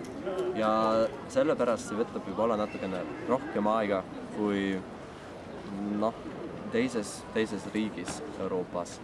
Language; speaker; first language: Estonian; non-native, learner; German